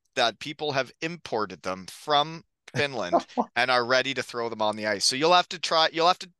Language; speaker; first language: English; native; English